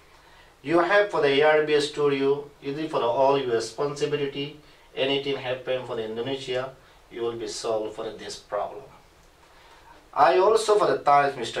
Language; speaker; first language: English; non-native, learner; Rohingya